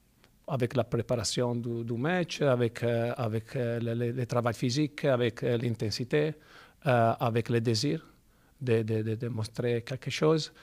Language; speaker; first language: French; non-native, fluent; Italian